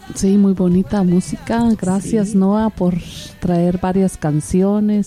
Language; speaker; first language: Spanish; native; Spanish